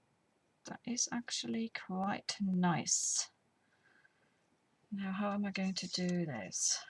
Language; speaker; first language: English; native; English